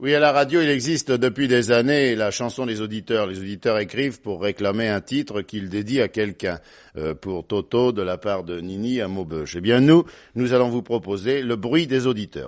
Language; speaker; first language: French; native; French